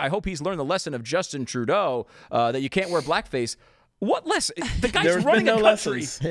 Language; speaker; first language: English; native; English